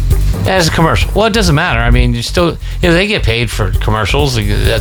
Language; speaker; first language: English; native; English